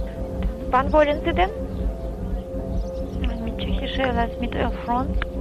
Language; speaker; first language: German; non-native, fluent; Armenian